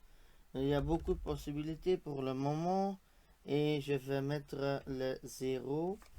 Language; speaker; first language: French; non-native, local second language; Dutch